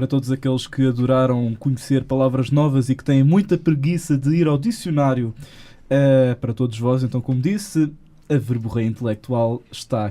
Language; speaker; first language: Portuguese; native; Portuguese